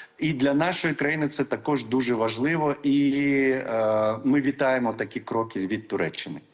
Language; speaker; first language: Ukrainian; non-native, local second language; Crimean Tatar